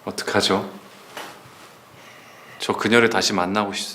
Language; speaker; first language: Korean; non-native, fluent; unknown